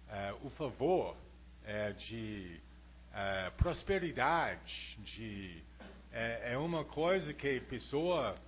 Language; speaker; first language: Portuguese; non-native, fluent; English